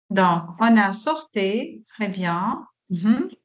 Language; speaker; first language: French; non-native, local second language; Arabic